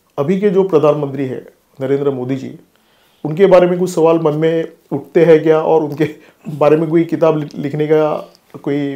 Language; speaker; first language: Hindi; non-native, local second language; Marathi